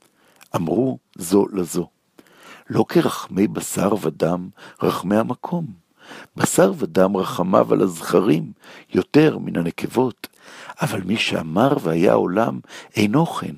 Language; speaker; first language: Hebrew; native; Hebrew